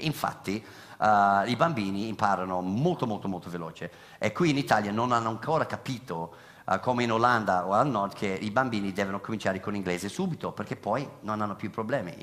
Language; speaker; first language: Italian; non-native, fluent; English